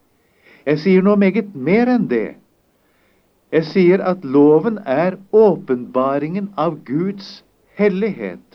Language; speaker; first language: Norwegian; native; Norwegian